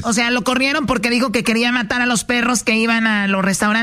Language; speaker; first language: Spanish; native; Spanish